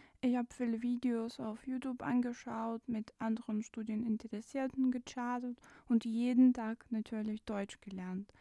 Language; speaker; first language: German; non-native, fluent; Russian